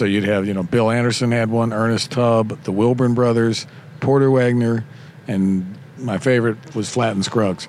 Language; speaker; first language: English; native; English